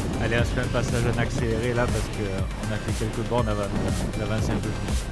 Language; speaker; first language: French; native; French